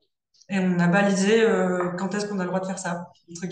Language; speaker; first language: French; native; French